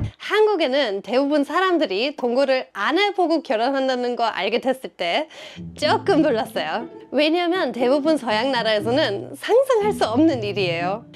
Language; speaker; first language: Korean; non-native, fluent; German